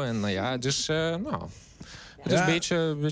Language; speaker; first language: Dutch; non-native, learner; Russian